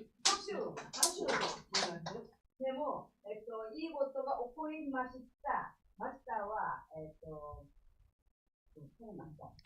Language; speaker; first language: Japanese; non-native, learner; Korean